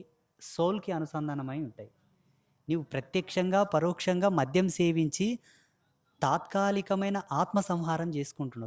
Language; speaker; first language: Telugu; native; Telugu